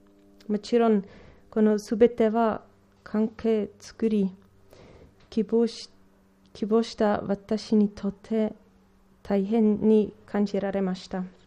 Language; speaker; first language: Japanese; non-native, learner; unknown